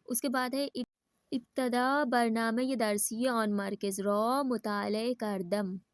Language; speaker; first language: Persian; non-native, fluent; Urdu